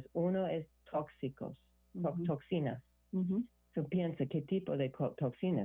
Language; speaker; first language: Spanish; non-native, learner; English